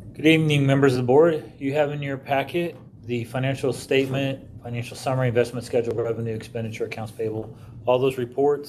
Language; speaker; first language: English; native; English